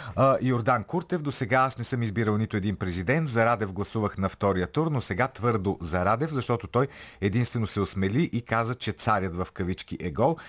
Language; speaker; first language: Bulgarian; native; Bulgarian